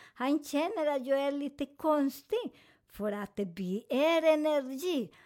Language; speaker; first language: Swedish; non-native, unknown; Spanish